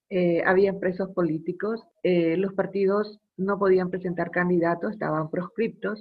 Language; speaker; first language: Spanish; native; Spanish